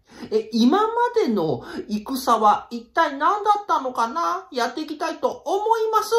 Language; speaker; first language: Japanese; native; Japanese